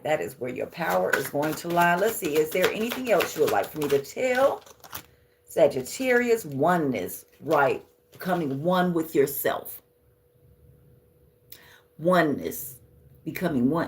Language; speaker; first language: English; native; English